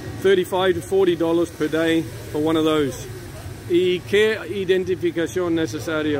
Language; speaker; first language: Spanish; non-native, learner; English